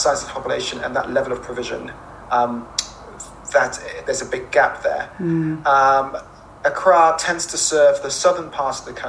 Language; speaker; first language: English; non-native, local second language; Akan